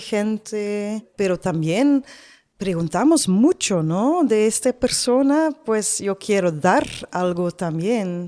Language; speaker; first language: Spanish; non-native, learner; Dutch